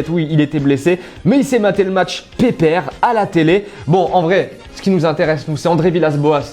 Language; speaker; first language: French; native; French